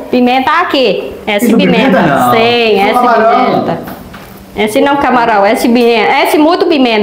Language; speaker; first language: Portuguese; non-native, learner; Vietnamese